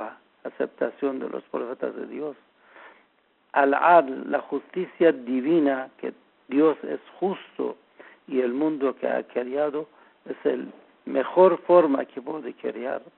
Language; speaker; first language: Spanish; non-native, learner; Persian